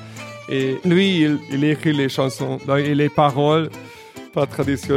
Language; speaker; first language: French; non-native, fluent; Hungarian